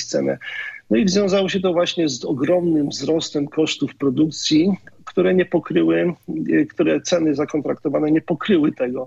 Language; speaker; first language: Polish; native; Polish